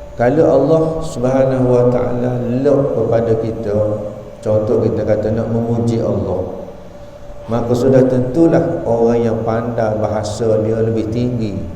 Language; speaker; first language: Malay; native; Malay